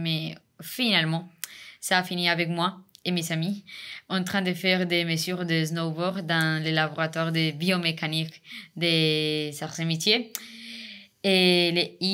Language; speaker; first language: French; non-native, fluent; Spanish